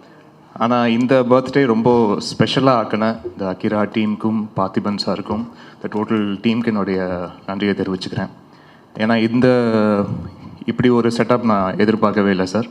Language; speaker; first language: Tamil; native; Tamil